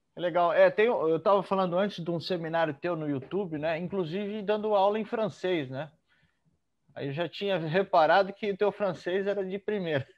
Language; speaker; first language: Portuguese; native; Portuguese